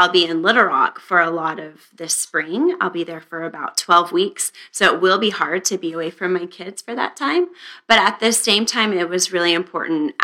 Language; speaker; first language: English; native; English